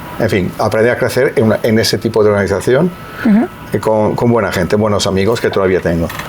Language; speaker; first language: Spanish; non-native, fluent; Italian